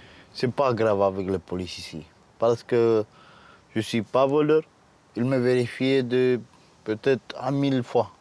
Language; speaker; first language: French; non-native, learner; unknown